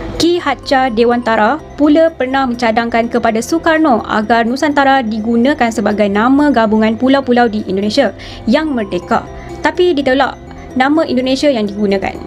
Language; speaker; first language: Malay; native; Malay